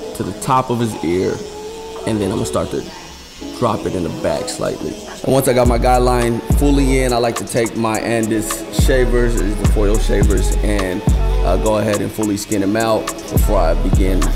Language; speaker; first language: English; native; English